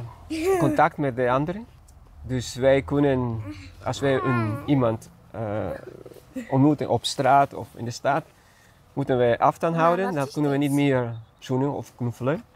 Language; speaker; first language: Dutch; non-native, fluent; Spanish